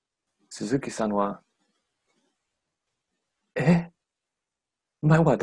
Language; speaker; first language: Japanese; non-native, learner; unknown